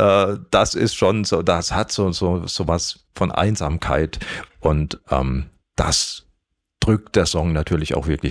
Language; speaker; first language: German; native; German